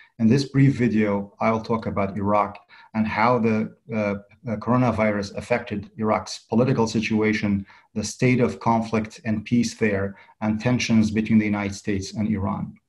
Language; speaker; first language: English; non-native, fluent; Central Kurdish